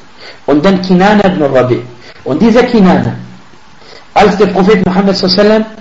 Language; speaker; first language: German; non-native, fluent; Arabic